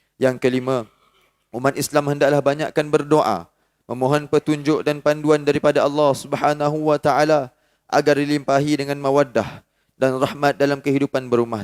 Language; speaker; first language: Malay; native; Malay